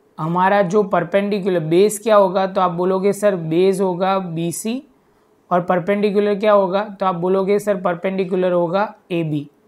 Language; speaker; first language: Hindi; non-native, local second language; Gujarati